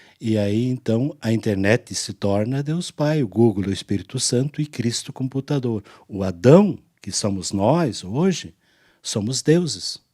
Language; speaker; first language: Portuguese; non-native, local second language; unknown